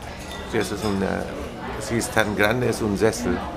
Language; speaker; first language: Spanish; non-native, learner; German